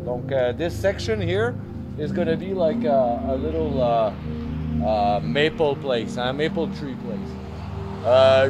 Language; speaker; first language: English; non-native, fluent; French